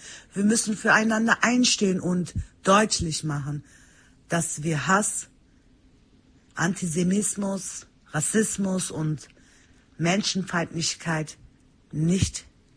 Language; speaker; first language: German; early bilingual, other home language; Turkish